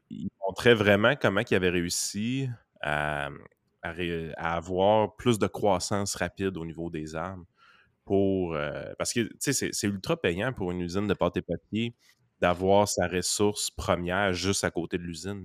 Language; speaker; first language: French; native; French